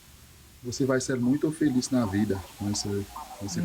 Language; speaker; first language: Portuguese; non-native, fluent; Haitian Creole